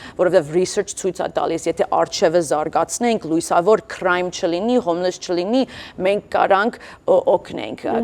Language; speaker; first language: Armenian; early bilingual, heritage; Armenian